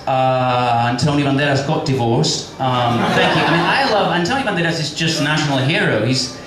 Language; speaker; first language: English; non-native, fluent; Spanish